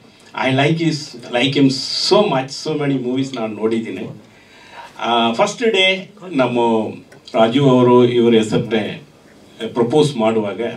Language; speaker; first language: Kannada; non-native, learner; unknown